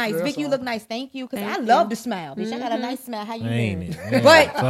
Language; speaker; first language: English; native; English